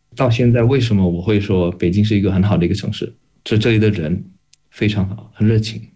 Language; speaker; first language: Chinese; non-native, fluent; Indonesian